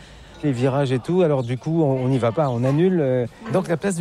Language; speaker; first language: French; native; French